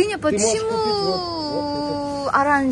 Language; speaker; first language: Russian; non-native, learner; Korean